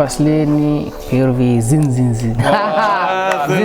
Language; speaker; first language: Russian; non-native, learner; English